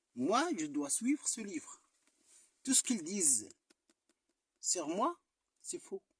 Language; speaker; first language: French; non-native, local second language; Arabic